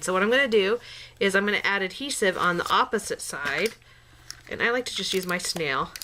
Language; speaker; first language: English; native; English